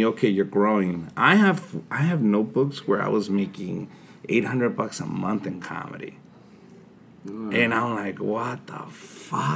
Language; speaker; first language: English; early bilingual, other home language; Spanish